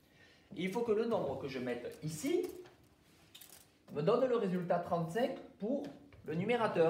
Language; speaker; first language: French; native; French